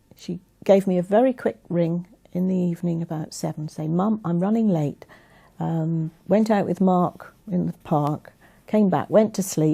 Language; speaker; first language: English; native; English